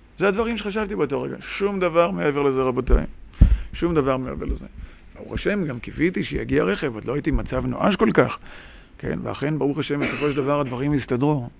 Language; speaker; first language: Hebrew; native; Hebrew